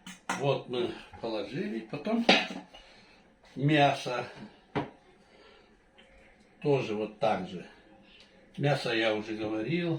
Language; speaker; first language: Russian; non-native, local second language; Tatar